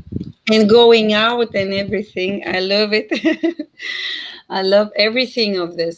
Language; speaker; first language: English; non-native, fluent; Russian